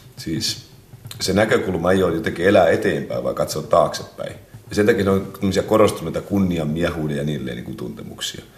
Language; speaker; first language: Finnish; native; Finnish